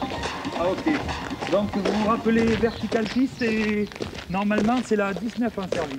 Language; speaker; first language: French; native; French